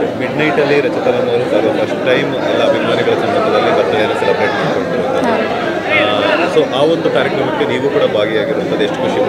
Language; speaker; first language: Kannada; native; Kannada